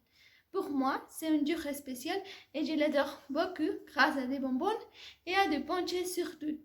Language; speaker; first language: French; non-native, learner; Spanish